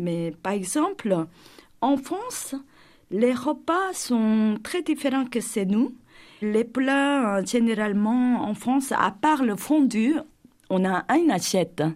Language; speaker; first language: French; non-native, fluent; Korean